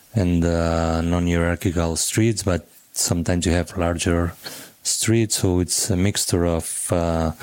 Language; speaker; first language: English; non-native, fluent; Catalan